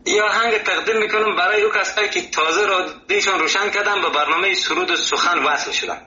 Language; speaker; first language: Persian; native; Persian